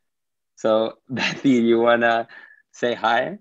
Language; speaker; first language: English; native; English